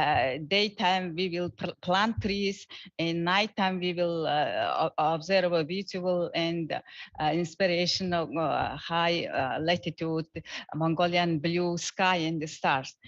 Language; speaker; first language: English; non-native, learner; Mongolian